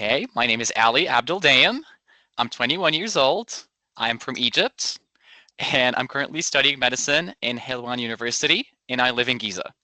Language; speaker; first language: English; non-native, local second language; Arabic